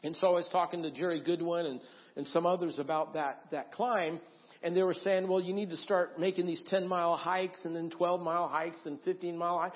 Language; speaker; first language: English; native; English